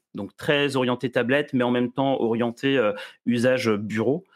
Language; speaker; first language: French; early bilingual, other home language; Serbian